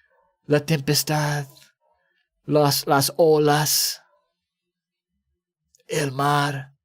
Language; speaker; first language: Spanish; non-native, fluent; English